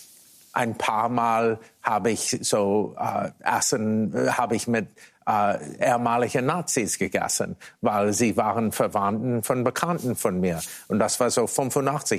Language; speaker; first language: German; non-native, fluent; English